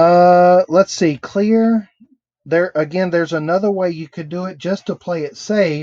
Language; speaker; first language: English; native; English